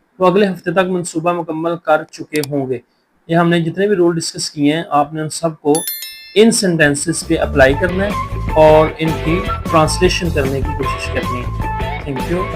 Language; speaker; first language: Urdu; non-native, local second language; Punjabi